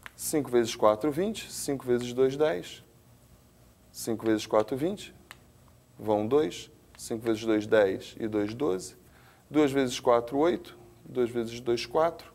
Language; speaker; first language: Portuguese; native; Portuguese